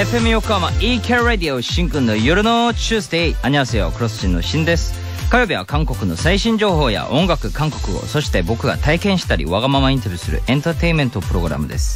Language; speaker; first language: Japanese; non-native, fluent; Korean